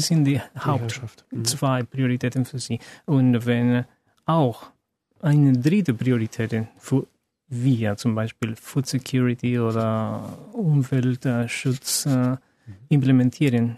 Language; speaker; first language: German; non-native, learner; Spanish